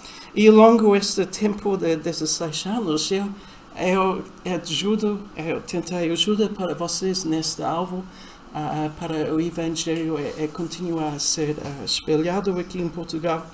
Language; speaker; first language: Portuguese; non-native, fluent; English